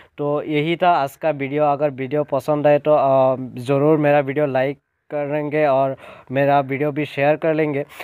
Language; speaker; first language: Hindi; non-native, local second language; Assamese